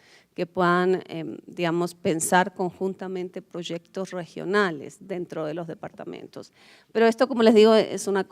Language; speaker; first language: Spanish; native; Spanish